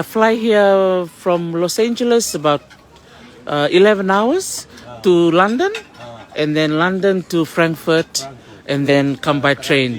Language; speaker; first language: English; non-native, local second language; Fijian